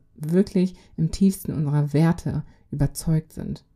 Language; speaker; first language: German; native; German